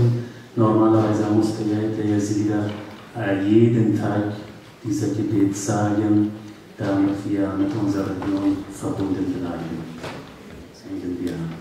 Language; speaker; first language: German; non-native, learner; Kurdish